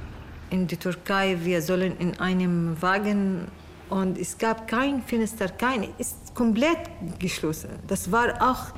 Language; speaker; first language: German; non-native, learner; Arabic